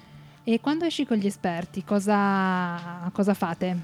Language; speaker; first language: Italian; native; Italian